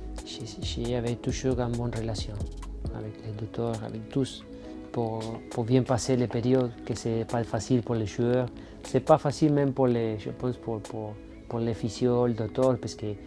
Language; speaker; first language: French; non-native, fluent; Spanish